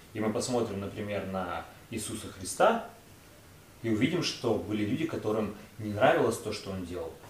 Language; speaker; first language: Russian; native; Russian